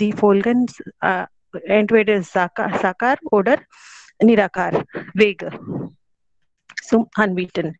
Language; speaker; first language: German; non-native, learner; Hindi